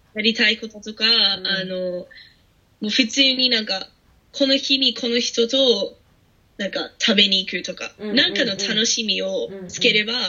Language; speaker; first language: Japanese; non-native, fluent; English